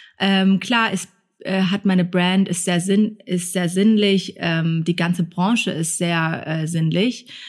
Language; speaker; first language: German; early bilingual, other home language; Thai